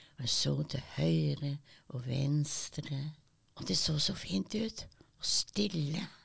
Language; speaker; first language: Norwegian; early bilingual, other home language; German